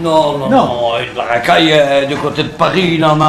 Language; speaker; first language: French; native; French